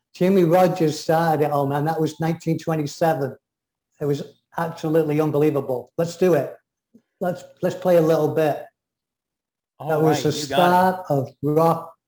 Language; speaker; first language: English; native; English